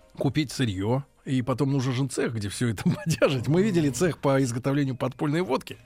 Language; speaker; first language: Russian; native; Russian